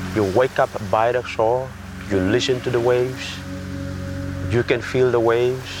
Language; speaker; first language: English; non-native, fluent; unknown